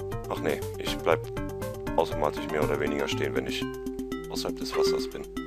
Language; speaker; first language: German; native; German